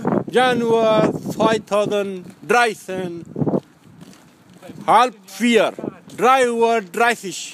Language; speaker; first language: German; non-native, learner; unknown